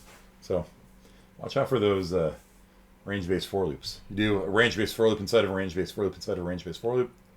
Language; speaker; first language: English; native; English